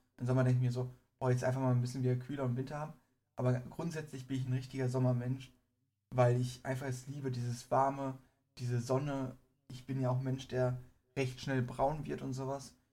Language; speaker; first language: German; early bilingual, other home language; Persian